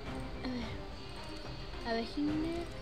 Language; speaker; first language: Spanish; native; Spanish